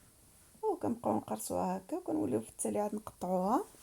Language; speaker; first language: Arabic; native; Arabic